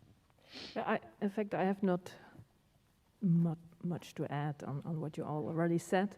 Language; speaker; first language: English; non-native, fluent; Dutch